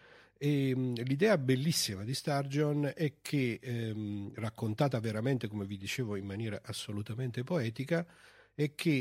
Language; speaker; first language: Italian; native; Italian